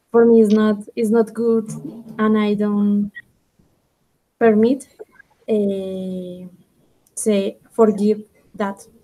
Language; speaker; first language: English; non-native, learner; Spanish